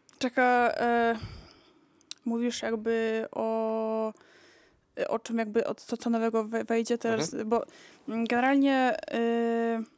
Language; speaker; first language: Polish; early bilingual, heritage; Polish